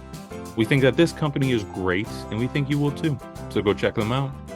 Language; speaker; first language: English; native; English